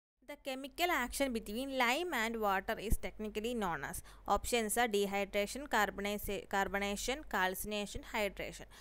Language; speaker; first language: English; non-native, local second language; Malayalam